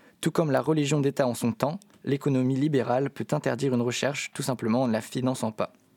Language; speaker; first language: French; native; French